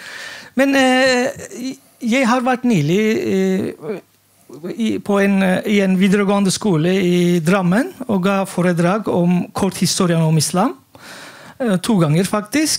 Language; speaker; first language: Norwegian; non-native, fluent; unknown